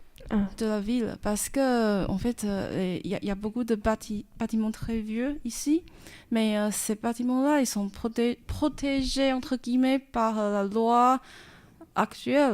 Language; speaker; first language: French; non-native, fluent; Chinese